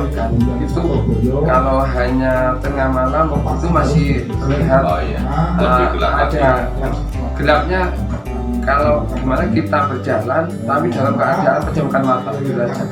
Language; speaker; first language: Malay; non-native, local second language; Javanese